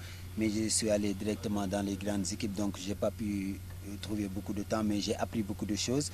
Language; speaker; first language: French; non-native, fluent; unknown